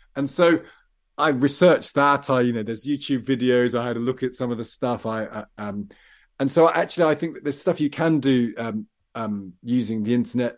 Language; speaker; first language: English; native; English